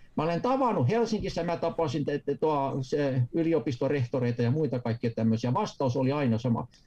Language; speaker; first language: Finnish; native; Finnish